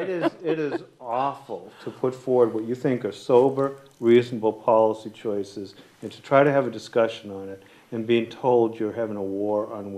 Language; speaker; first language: English; native; English